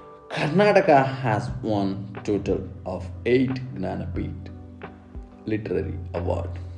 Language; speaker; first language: English; non-native, local second language; Kannada